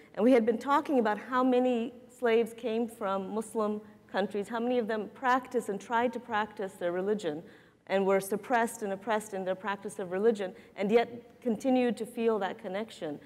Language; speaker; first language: English; native; English